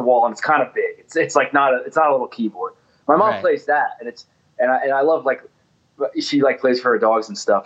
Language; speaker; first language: English; native; English